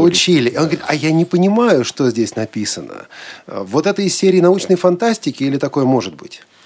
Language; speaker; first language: Russian; native; Russian